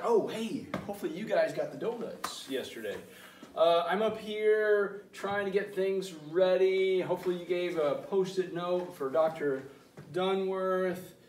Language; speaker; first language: English; native; English